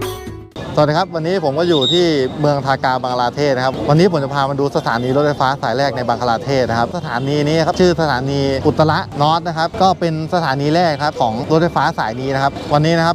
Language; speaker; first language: Thai; native; Thai